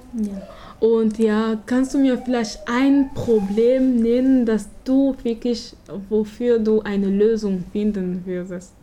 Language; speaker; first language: German; non-native, fluent; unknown